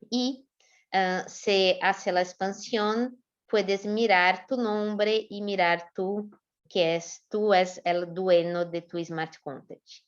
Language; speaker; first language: Spanish; non-native, fluent; Portuguese